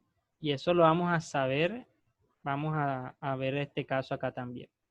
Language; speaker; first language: Spanish; native; Spanish